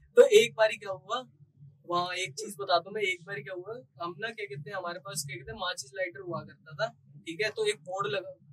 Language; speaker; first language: Hindi; native; Hindi